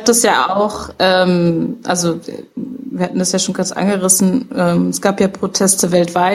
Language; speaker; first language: German; native; German